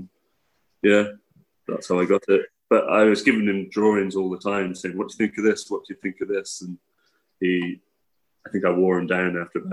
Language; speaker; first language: English; native; English